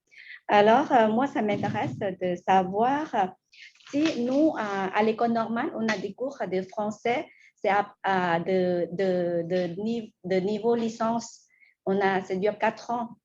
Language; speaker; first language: French; non-native, fluent; Lao